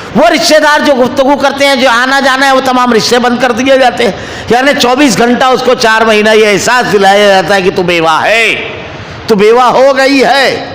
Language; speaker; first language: Urdu; native; Urdu